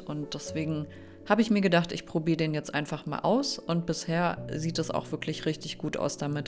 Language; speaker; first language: German; native; German